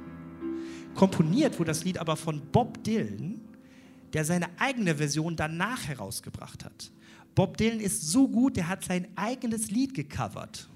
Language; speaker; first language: German; native; German